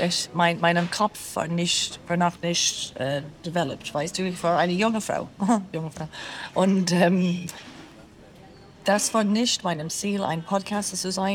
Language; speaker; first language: German; non-native, learner; English